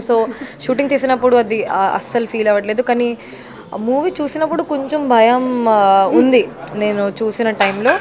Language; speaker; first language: Telugu; non-native, fluent; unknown